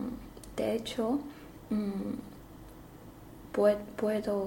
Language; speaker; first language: Spanish; non-native, learner; Chinese